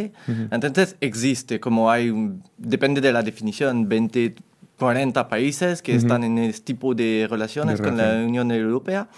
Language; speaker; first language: Spanish; non-native, fluent; French